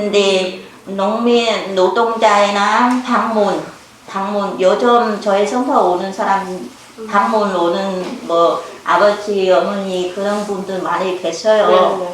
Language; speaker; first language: Korean; non-native, learner; Vietnamese